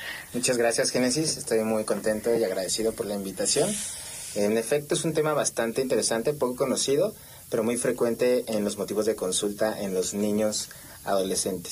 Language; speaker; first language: Spanish; native; Spanish